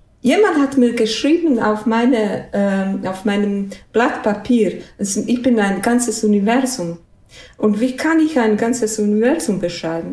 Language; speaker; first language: German; non-native, fluent; Bosnian